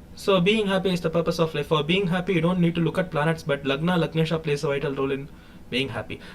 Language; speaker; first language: English; non-native, local second language; Tamil